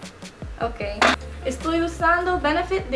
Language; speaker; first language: Spanish; non-native, learner; English